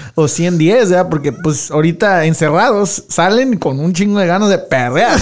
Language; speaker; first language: Spanish; early bilingual, heritage; Spanish